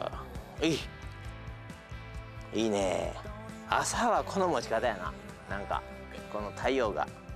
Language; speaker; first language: Japanese; native; Japanese